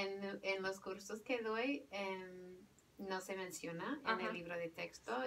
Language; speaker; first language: Spanish; non-native, fluent; English